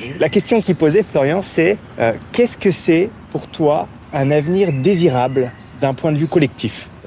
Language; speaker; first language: French; native; French